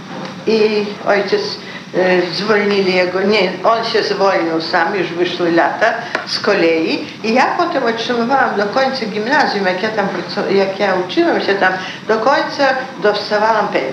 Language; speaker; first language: Polish; early bilingual, heritage; Polish